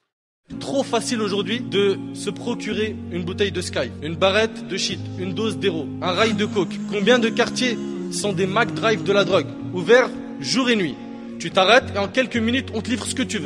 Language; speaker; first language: French; native; French